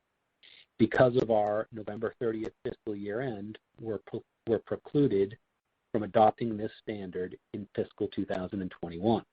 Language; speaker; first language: English; native; English